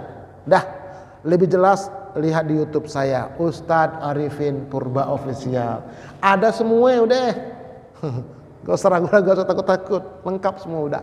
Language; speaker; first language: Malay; non-native, local second language; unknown